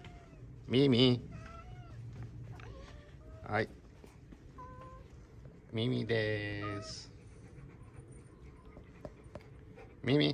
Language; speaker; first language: Japanese; native; Japanese